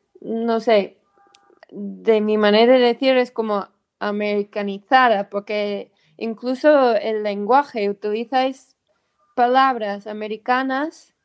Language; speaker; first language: Spanish; non-native, fluent; English